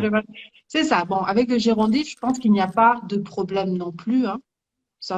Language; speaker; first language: French; native; French